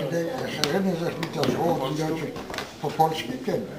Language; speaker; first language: Hebrew; non-native, fluent; Polish